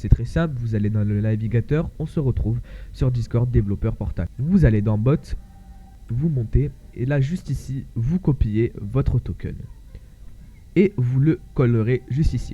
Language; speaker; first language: French; native; French